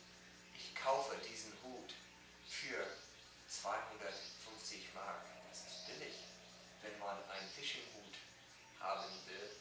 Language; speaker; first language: German; non-native, learner; English